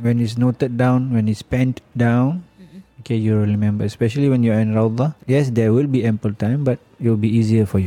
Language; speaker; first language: English; non-native, local second language; Malay